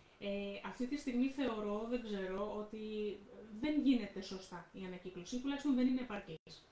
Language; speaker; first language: Greek; native; Greek